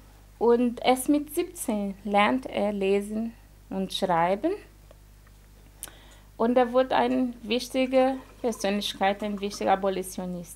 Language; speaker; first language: German; non-native, fluent; Portuguese